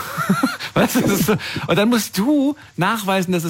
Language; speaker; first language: German; native; German